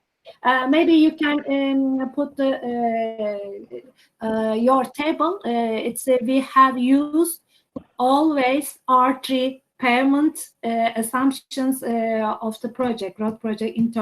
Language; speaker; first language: English; non-native, learner; Turkish